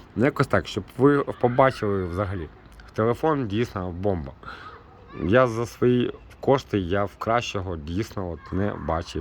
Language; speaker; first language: Ukrainian; non-native, local second language; Russian